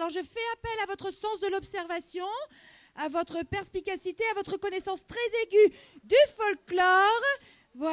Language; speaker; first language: French; native; French